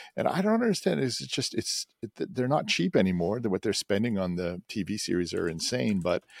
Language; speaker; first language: English; native; English